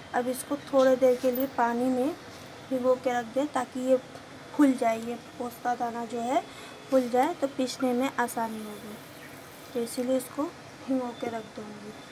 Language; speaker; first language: Hindi; native; Hindi